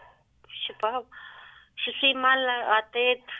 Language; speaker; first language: French; non-native, learner; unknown